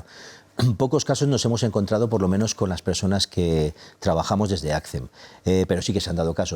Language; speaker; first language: Spanish; native; Spanish